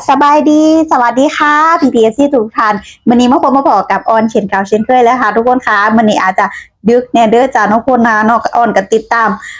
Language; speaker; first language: Thai; non-native, local second language; Lao